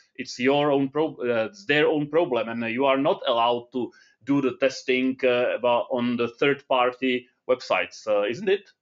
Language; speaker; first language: English; non-native, fluent; Czech